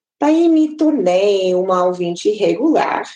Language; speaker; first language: Portuguese; non-native, fluent; English